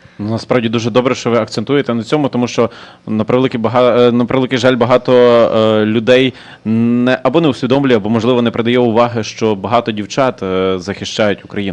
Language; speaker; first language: Ukrainian; native; Ukrainian